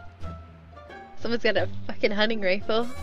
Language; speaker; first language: English; native; English